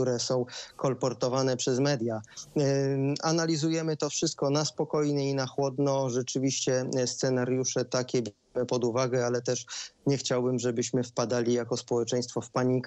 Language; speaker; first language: Polish; native; Polish